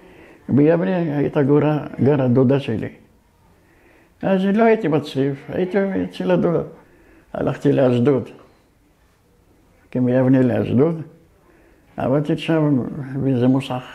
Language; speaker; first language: Hebrew; early bilingual, other home language; Arabic